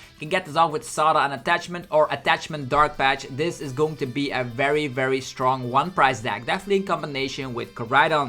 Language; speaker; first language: English; non-native, fluent; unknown